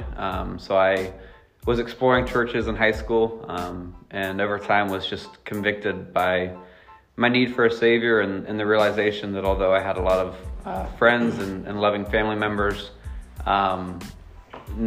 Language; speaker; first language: English; native; English